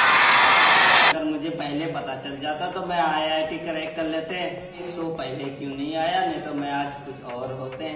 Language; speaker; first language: Hindi; native; Hindi